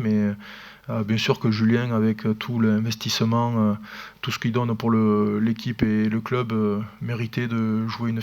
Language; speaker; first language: French; native; French